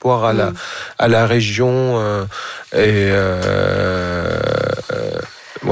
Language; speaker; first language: French; non-native, fluent; Arabic